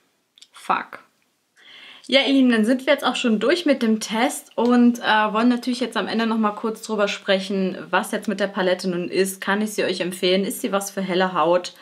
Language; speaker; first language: German; native; German